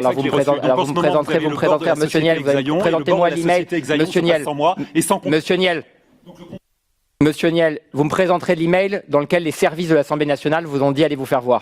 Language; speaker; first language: French; native; French